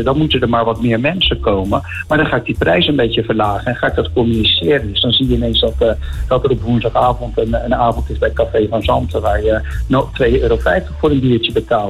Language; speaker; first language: Dutch; native; Dutch